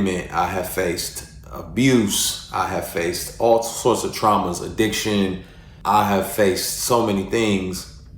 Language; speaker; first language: English; native; English